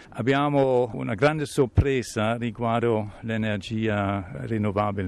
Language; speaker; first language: Italian; non-native, fluent; German